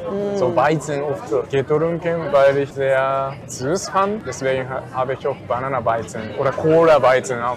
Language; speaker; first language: German; non-native, learner; Japanese